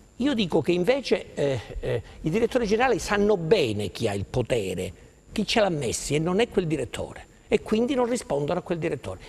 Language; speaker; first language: Italian; native; Italian